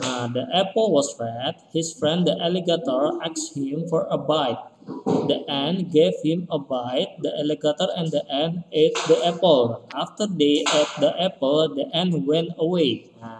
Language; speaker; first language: English; non-native, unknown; Indonesian